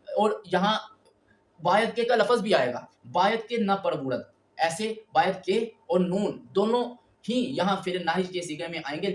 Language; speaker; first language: Urdu; native; Urdu